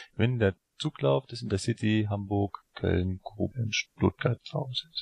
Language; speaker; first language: German; native; German